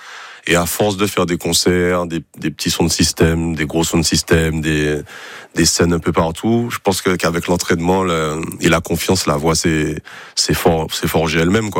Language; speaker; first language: French; native; French